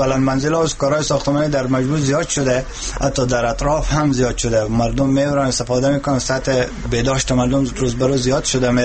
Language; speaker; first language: Persian; native; Persian